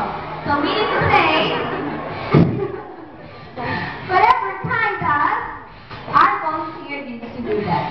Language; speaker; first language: English; non-native, local second language; Filipino